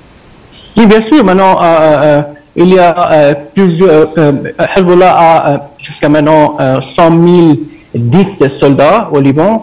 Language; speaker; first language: French; non-native, fluent; Arabic